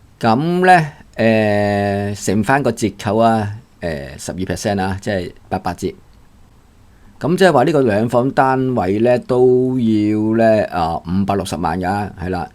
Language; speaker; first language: Cantonese; native; Cantonese